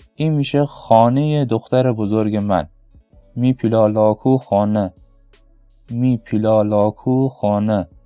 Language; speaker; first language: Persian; non-native, local second language; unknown